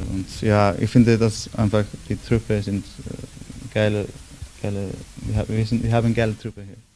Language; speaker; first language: German; non-native, learner; Icelandic